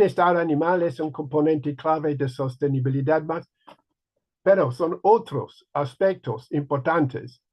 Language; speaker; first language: Spanish; non-native, learner; English